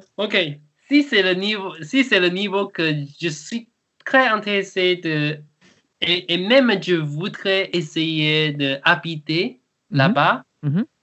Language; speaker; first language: French; non-native, learner; Chinese